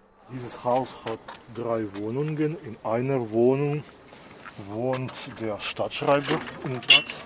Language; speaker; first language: German; non-native, fluent; Belarusian